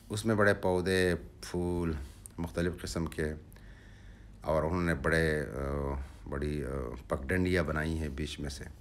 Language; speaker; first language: Urdu; non-native, local second language; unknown